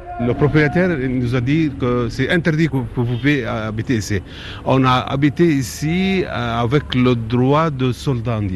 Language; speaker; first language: French; non-native, learner; Arabic